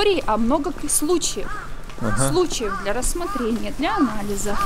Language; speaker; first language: Russian; native; Russian